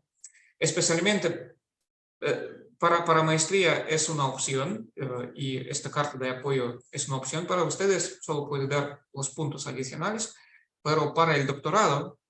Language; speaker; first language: Spanish; non-native, fluent; Russian